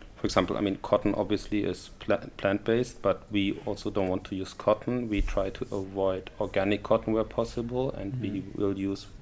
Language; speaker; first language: English; non-native, fluent; German